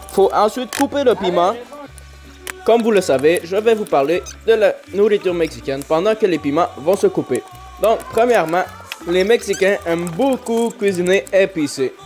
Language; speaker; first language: French; native; French